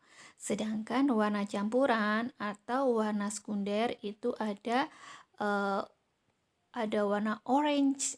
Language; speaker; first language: Indonesian; native; Indonesian